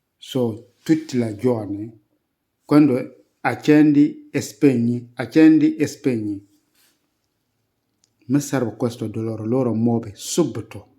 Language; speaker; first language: Italian; non-native, learner; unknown